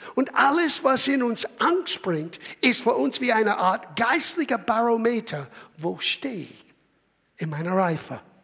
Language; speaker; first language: German; non-native, fluent; English